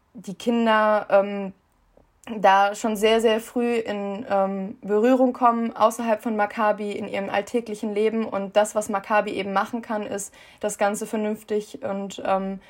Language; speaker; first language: German; native; German